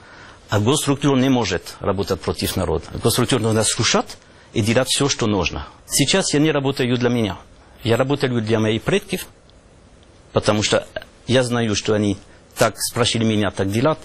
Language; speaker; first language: Russian; non-native, learner; French